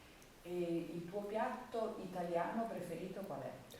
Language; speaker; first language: Italian; native; Italian